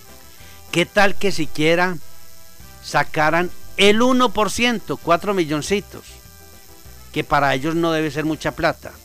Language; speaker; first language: Spanish; native; Spanish